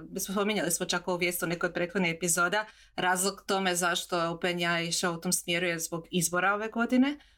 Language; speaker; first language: Croatian; native; Croatian